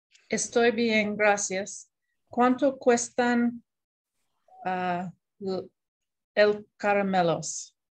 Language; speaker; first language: Spanish; non-native, learner; English